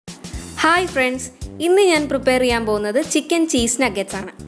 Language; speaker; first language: Malayalam; native; Malayalam